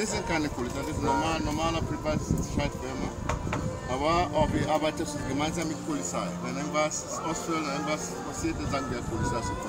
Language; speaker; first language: German; non-native, fluent; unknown